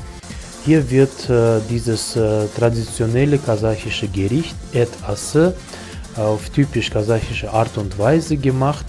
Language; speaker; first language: German; non-native, fluent; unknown